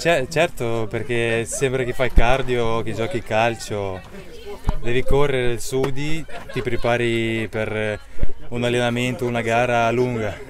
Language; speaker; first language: Italian; non-native, fluent; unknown